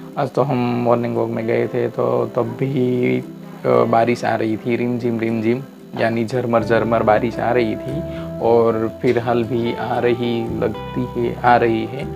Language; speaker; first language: Hindi; non-native, local second language; Gujarati